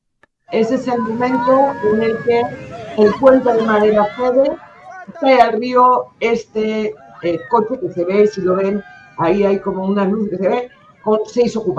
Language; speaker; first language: Spanish; native; Spanish